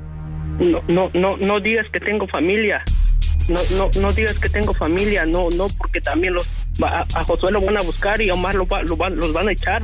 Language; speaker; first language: Spanish; native; Spanish